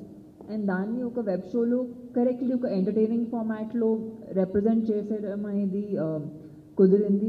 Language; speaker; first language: Telugu; non-native, local second language; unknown